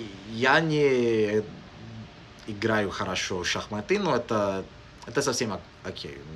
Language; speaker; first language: Russian; non-native, learner; English